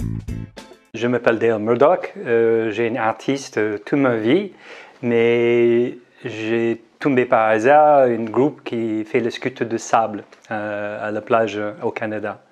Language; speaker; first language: French; non-native, learner; English